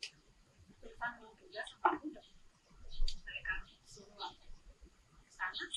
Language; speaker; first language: Indonesian; non-native, learner; Russian